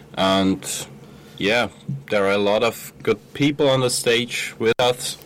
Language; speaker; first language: English; non-native, fluent; Spanish